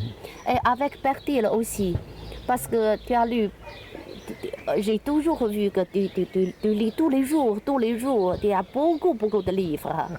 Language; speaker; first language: French; non-native, fluent; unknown